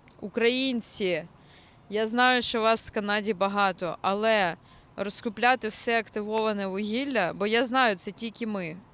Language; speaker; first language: Ukrainian; non-native, local second language; Russian